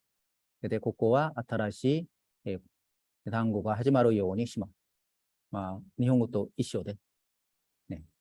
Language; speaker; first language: Japanese; non-native, fluent; Korean